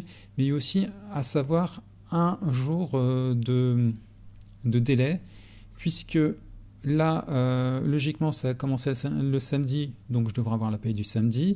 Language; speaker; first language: French; native; French